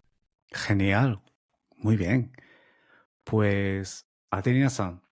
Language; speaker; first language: Spanish; non-native, fluent; Japanese